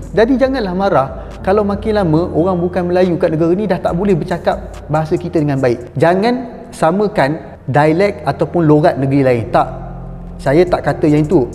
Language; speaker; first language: Malay; native; Malay